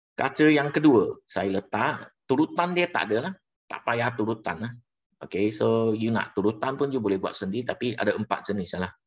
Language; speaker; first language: Malay; non-native, local second language; Chinese